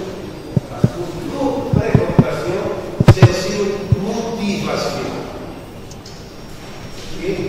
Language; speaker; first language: French; non-native, learner; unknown